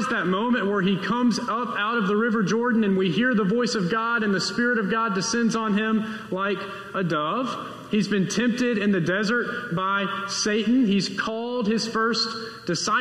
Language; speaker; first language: English; native; English